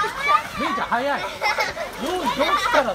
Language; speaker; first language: Japanese; native; Japanese